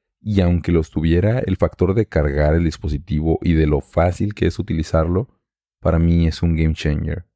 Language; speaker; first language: Spanish; native; Spanish